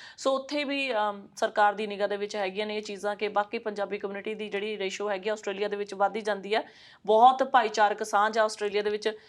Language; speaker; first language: Punjabi; native; Punjabi